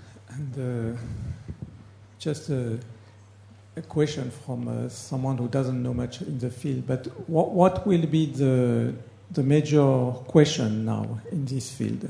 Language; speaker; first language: English; non-native, fluent; French